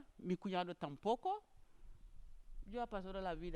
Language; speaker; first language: Spanish; non-native, learner; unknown